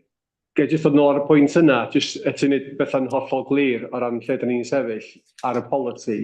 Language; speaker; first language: Welsh; native; Welsh